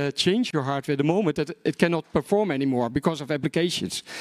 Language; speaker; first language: English; non-native, fluent; Dutch